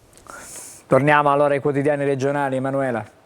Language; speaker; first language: Italian; native; Italian